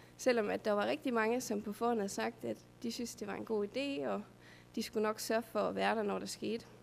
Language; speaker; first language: Danish; native; Danish